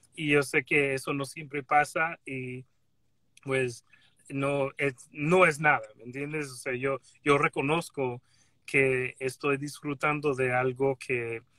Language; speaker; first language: Spanish; non-native, fluent; English